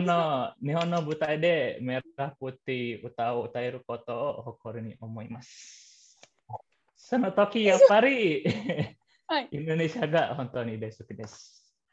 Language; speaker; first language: Japanese; non-native, learner; Indonesian